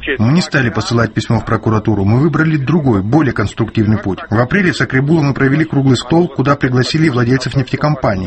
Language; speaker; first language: Russian; non-native, local second language; Georgian